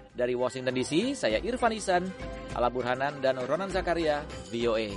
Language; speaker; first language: Indonesian; native; Indonesian